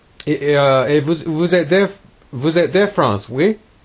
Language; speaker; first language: French; non-native, learner; English